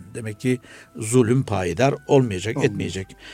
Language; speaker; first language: Turkish; native; Turkish